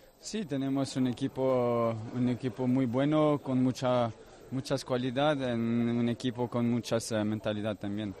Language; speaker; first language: Spanish; non-native, learner; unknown